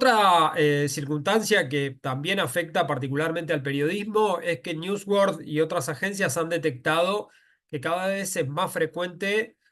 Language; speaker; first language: Spanish; native; Spanish